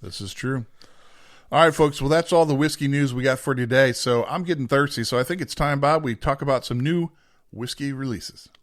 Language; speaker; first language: English; native; English